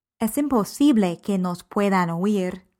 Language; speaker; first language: Spanish; non-native, fluent; English